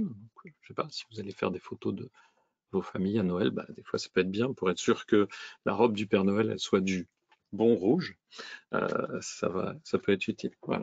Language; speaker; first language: French; native; French